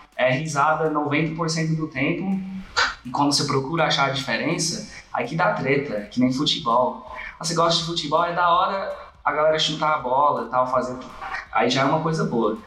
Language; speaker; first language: Portuguese; non-native, fluent; English